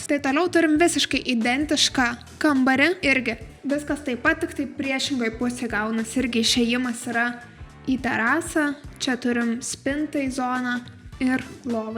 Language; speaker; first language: Lithuanian; native; Lithuanian